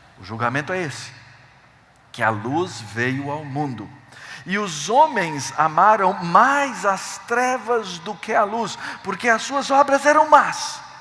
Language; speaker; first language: Portuguese; native; Portuguese